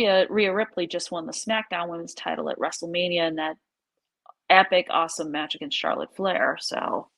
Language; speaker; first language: English; native; English